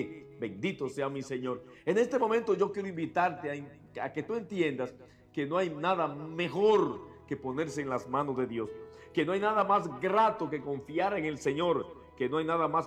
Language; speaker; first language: Spanish; native; Spanish